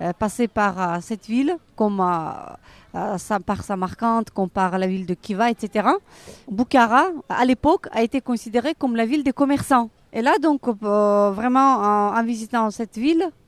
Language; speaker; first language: French; non-native, local second language; Uzbek